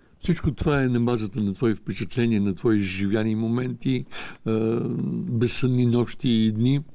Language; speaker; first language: Bulgarian; native; Bulgarian